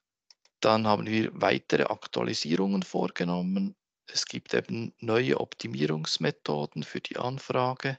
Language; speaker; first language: German; native; German